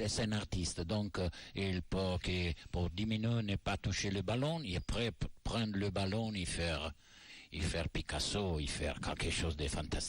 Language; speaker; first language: French; non-native, learner; Italian